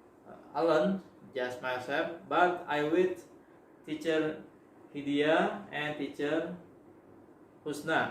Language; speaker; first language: English; non-native, learner; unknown